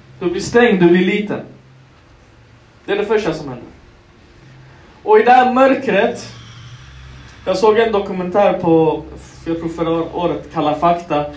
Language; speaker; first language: Swedish; non-native, local second language; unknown